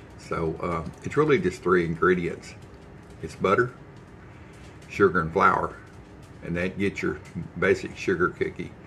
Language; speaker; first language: English; native; English